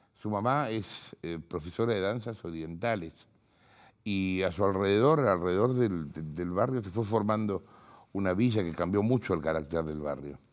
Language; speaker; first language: Spanish; native; Spanish